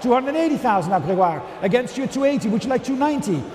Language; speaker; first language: English; native; English